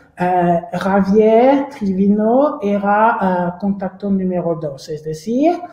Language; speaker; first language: Spanish; non-native, fluent; French